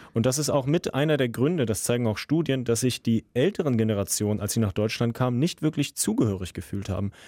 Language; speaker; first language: German; early bilingual, other home language; Russian